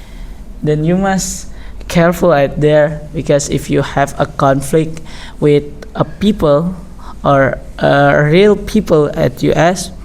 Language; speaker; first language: English; non-native, learner; Indonesian